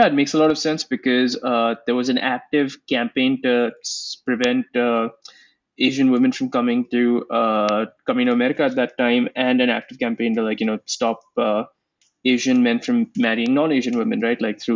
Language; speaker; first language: English; non-native, local second language; Hindi